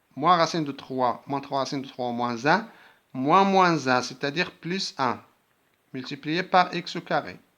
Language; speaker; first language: French; non-native, local second language; Arabic